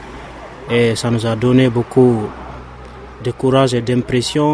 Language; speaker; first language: French; non-native, local second language; Fula